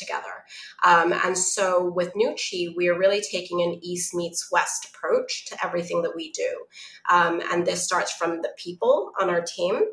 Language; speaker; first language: English; non-native, local second language; Cantonese